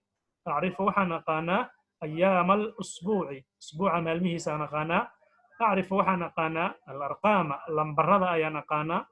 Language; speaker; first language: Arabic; non-native, fluent; Somali